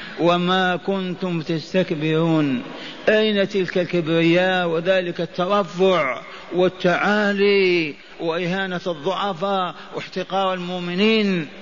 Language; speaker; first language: Arabic; native; Arabic